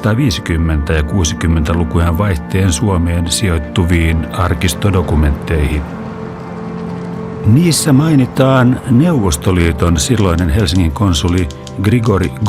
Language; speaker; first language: Finnish; native; Finnish